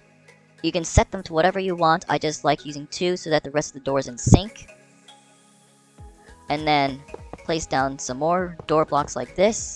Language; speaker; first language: English; native; English